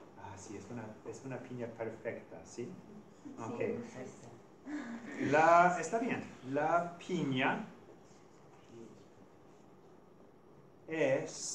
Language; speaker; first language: Spanish; non-native, fluent; English